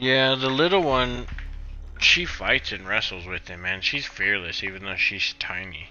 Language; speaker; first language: English; native; English